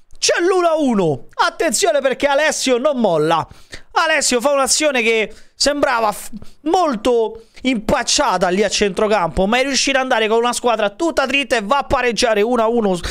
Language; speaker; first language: Italian; native; Italian